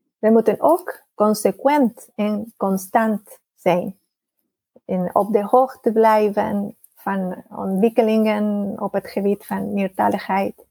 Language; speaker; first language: Dutch; non-native, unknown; Spanish